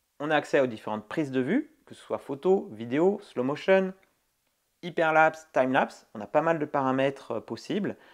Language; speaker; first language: French; native; French